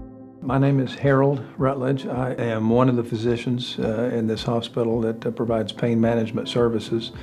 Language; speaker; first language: English; native; English